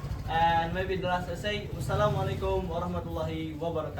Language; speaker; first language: English; non-native, learner; Indonesian